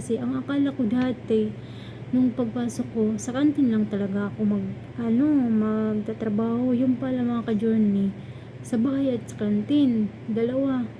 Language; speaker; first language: Filipino; non-native, local second language; Waray